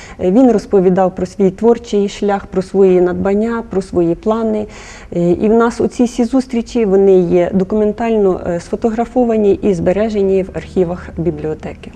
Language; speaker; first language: Ukrainian; native; Ukrainian